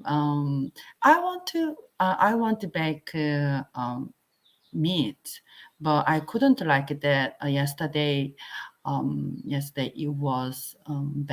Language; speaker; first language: English; non-native, learner; Korean